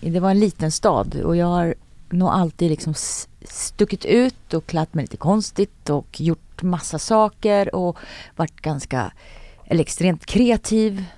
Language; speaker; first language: Swedish; native; Swedish